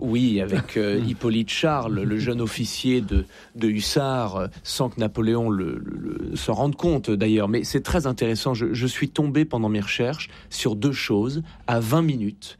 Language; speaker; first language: French; native; French